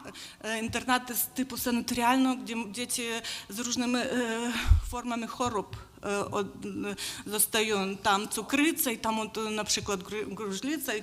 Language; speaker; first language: Polish; non-native, learner; Ukrainian